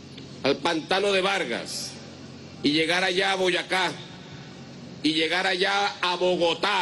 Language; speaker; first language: Spanish; native; Spanish